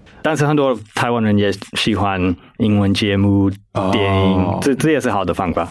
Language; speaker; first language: Chinese; non-native, fluent; English